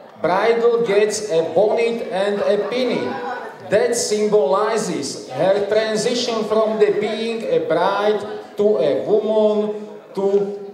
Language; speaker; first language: English; non-native, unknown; Slovak